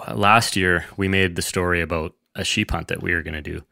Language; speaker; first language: English; native; English